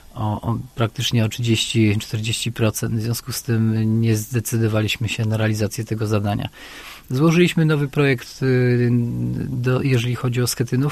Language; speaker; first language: Polish; native; Polish